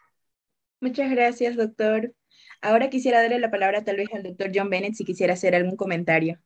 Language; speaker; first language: Spanish; native; Spanish